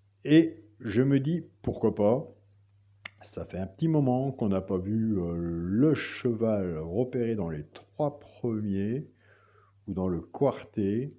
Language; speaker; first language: French; native; French